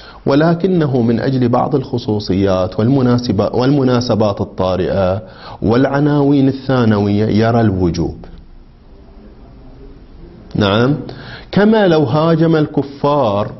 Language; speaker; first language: Arabic; native; Arabic